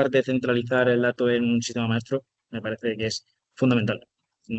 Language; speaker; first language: Spanish; native; Spanish